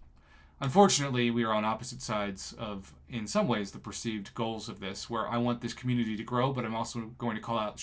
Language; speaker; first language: English; native; English